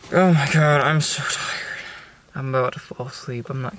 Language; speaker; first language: English; native; English